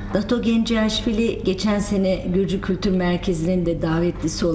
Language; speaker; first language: Turkish; native; Turkish